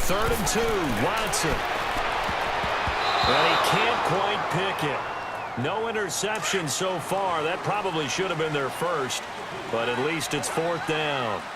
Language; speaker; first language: English; native; English